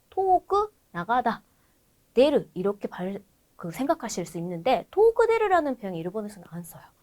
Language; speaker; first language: Korean; non-native, fluent; Japanese